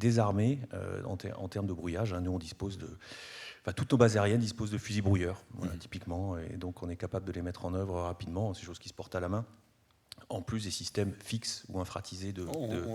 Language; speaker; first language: French; native; French